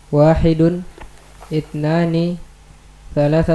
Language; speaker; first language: Arabic; non-native, learner; Indonesian